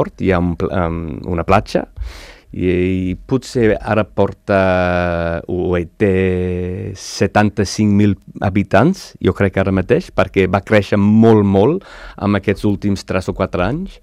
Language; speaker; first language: Catalan; non-native, learner; English